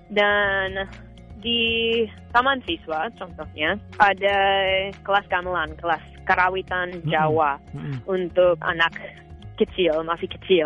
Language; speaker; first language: Indonesian; non-native, fluent; English